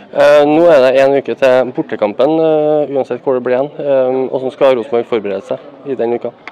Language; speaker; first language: Norwegian; native; Norwegian